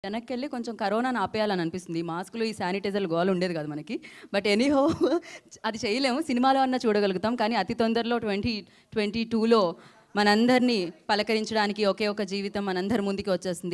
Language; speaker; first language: Telugu; native; Telugu